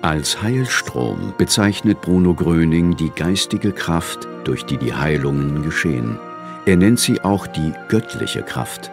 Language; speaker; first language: German; native; German